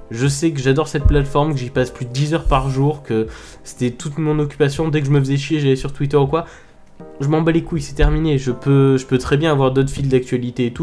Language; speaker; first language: French; native; French